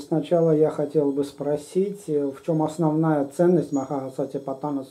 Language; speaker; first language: Russian; native; Russian